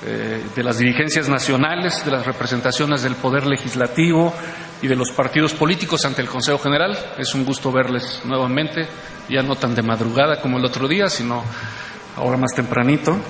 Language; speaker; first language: Spanish; native; Spanish